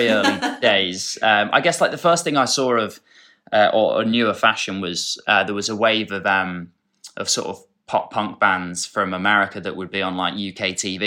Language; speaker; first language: English; native; English